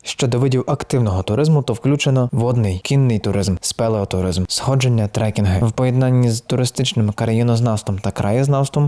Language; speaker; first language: Ukrainian; native; Ukrainian